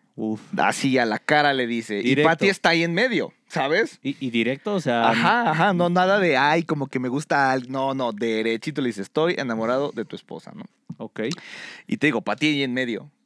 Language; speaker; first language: Spanish; native; Spanish